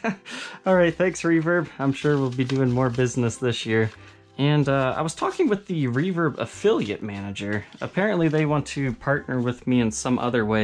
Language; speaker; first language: English; native; English